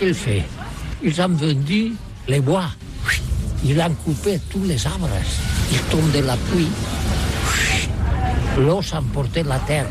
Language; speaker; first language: French; non-native, learner; Catalan